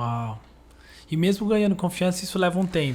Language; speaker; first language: Portuguese; native; Portuguese